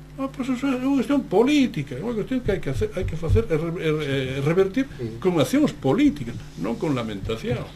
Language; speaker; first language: Galician; native; Galician